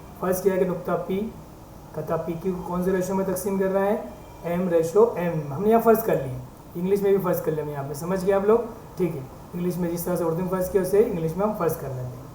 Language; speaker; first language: Urdu; native; Urdu